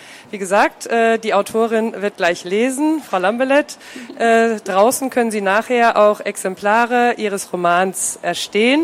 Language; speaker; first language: German; native; German